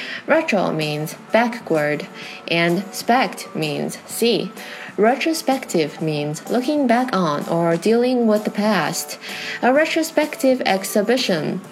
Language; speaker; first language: English; non-native, fluent; Chinese